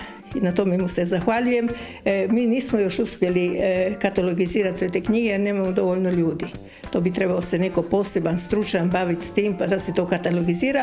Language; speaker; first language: Croatian; native; Croatian